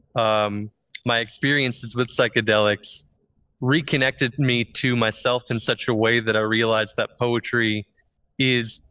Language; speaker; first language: English; native; English